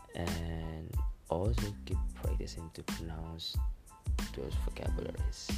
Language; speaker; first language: English; non-native, fluent; Malay